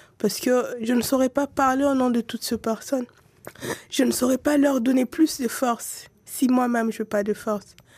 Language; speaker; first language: French; non-native, local second language; Swahili